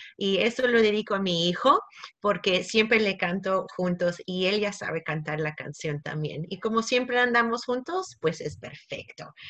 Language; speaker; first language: Spanish; early bilingual, heritage; Spanish